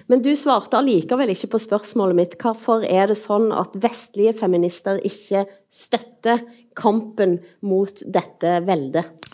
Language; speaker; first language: Norwegian; native; Norwegian